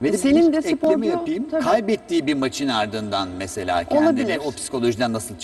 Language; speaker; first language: Turkish; native; Turkish